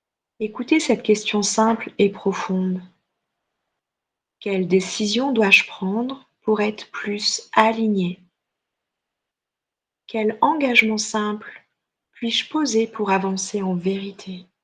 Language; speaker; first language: French; native; French